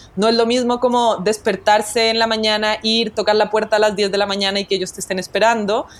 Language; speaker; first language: Spanish; native; Spanish